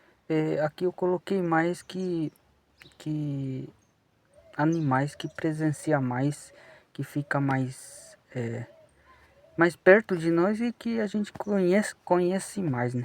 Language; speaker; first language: Portuguese; non-native, local second language; Guarani